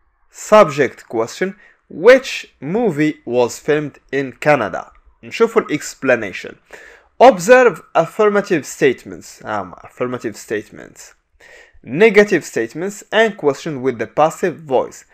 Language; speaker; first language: English; non-native, fluent; Arabic